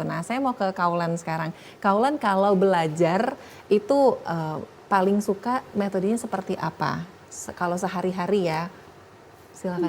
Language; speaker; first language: Indonesian; native; Indonesian